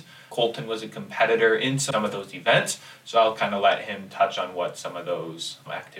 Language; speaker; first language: English; native; English